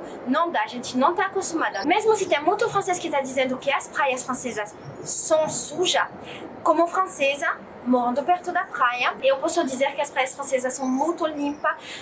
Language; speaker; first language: Portuguese; non-native, fluent; French